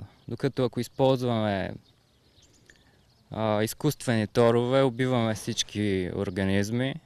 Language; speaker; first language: Bulgarian; native; Bulgarian